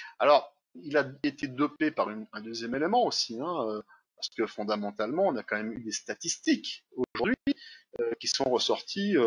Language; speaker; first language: French; native; French